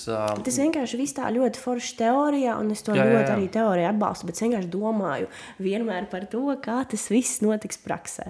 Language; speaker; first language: Latvian; non-native, local second language; Russian